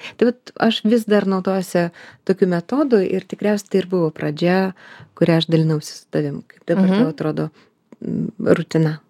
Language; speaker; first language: Lithuanian; non-native, local second language; Russian